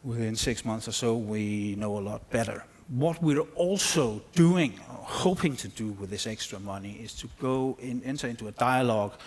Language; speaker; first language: English; non-native, fluent; Danish